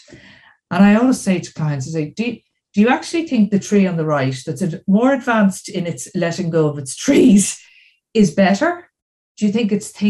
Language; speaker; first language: English; native; English